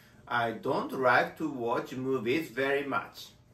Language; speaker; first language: English; non-native, learner; Japanese